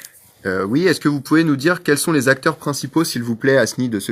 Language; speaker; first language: French; native; French